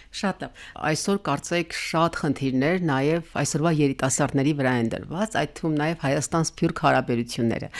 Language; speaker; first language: Armenian; native; Armenian